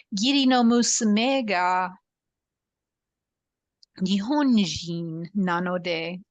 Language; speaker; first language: Japanese; non-native, learner; English